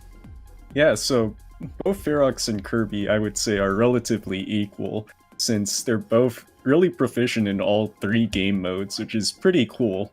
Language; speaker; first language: English; native; English